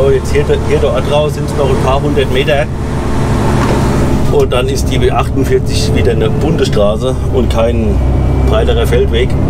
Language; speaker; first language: German; native; German